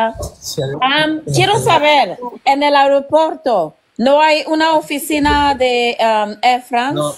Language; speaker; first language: Spanish; non-native, learner; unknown